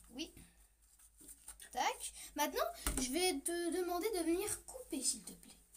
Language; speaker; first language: French; native; French